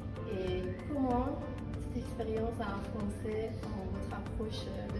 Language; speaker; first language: French; non-native, fluent; Persian